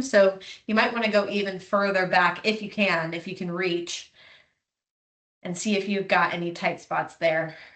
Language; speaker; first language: English; native; English